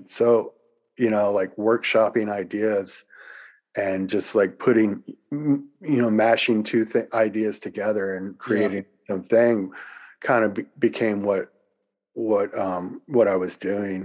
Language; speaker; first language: English; native; English